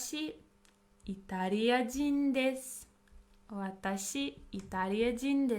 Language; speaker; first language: Japanese; non-native, fluent; English